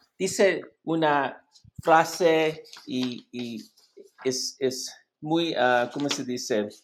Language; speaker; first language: Spanish; non-native, learner; English